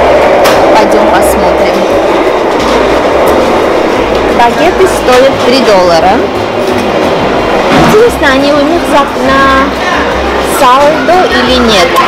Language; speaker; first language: Russian; non-native, local second language; Armenian